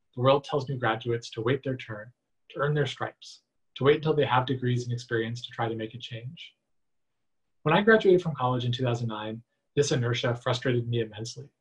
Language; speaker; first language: English; native; English